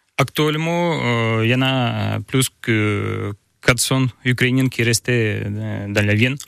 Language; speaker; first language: French; non-native, learner; Ukrainian